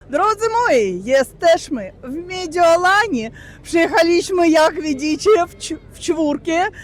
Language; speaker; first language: Polish; non-native, learner; Russian